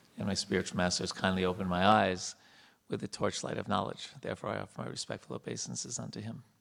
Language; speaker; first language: English; native; English